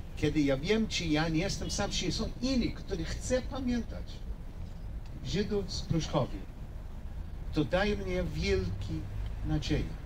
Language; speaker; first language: Polish; non-native, learner; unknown